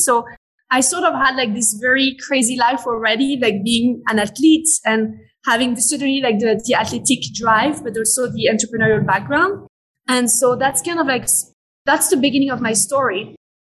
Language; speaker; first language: English; non-native, fluent; French